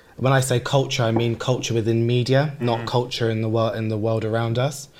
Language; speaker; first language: English; early bilingual, other home language; Urdu